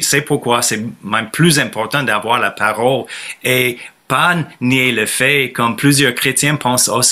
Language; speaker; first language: French; non-native, fluent; English